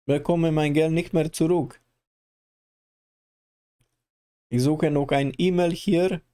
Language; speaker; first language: German; non-native, learner; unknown